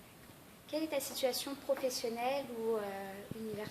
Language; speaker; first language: French; native; French